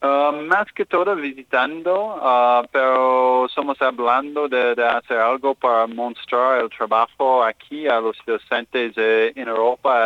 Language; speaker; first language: Spanish; non-native, learner; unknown